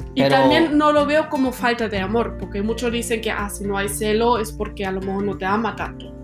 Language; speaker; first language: Spanish; non-native, fluent; German